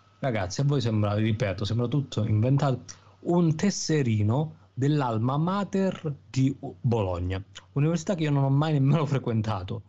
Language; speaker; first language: Italian; native; Italian